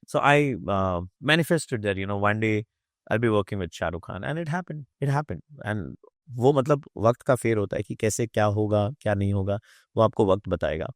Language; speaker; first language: Hindi; native; Hindi